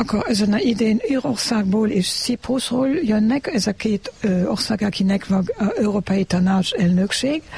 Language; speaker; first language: Hungarian; non-native, learner; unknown